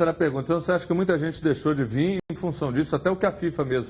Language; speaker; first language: Portuguese; native; Portuguese